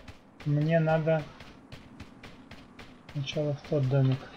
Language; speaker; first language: Russian; native; Russian